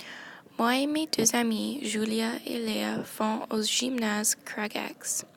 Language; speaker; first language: French; non-native, local second language; English